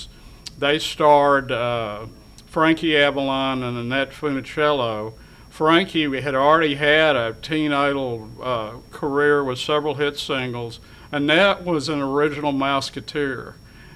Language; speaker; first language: English; native; English